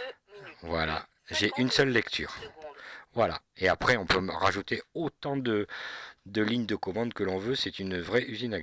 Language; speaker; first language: French; native; French